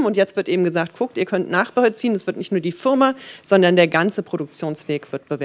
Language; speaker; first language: German; native; German